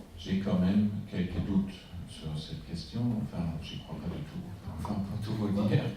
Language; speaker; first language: French; non-native, fluent; German